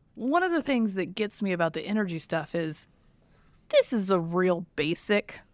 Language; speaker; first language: English; native; English